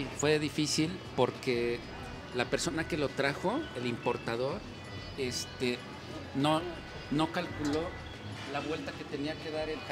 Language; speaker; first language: Spanish; native; Spanish